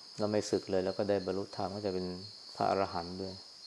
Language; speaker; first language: Thai; native; Thai